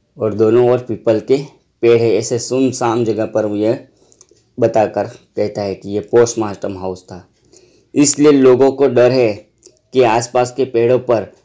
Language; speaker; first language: Hindi; non-native, local second language; Gujarati